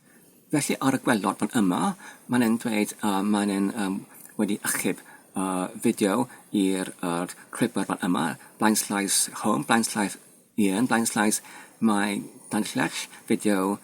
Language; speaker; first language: Welsh; non-native, fluent; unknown